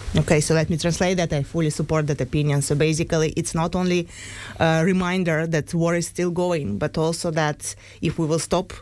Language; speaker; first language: English; non-native, fluent; Ukrainian